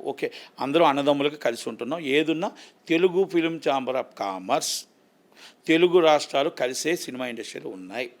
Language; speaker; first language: Telugu; native; Telugu